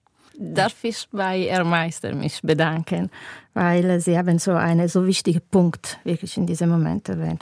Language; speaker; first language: German; non-native, fluent; Italian